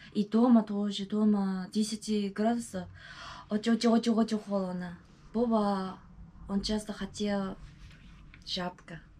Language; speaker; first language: Russian; non-native, learner; Japanese